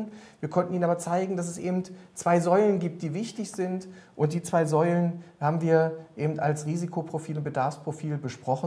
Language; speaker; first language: German; native; German